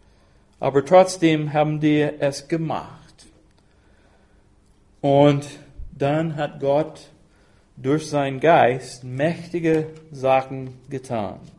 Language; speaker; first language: German; non-native, fluent; English